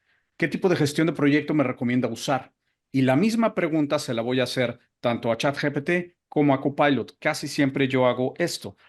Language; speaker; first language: Spanish; native; Spanish